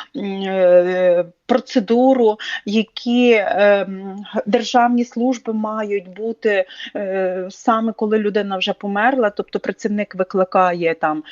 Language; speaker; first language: Ukrainian; native; Ukrainian